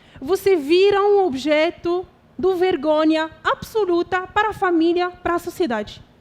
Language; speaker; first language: Portuguese; non-native, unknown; Arabic